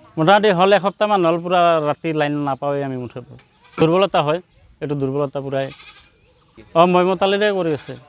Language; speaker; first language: Assamese; native; Assamese